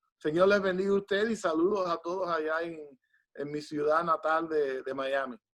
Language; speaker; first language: Spanish; early bilingual, heritage; Spanish